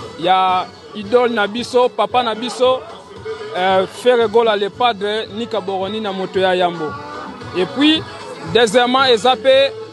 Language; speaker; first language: Lingala; native; Lingala